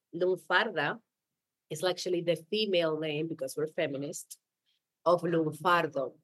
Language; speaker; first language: English; non-native, fluent; Spanish